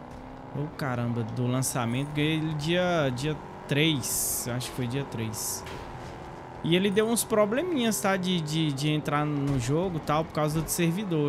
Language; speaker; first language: Portuguese; native; Portuguese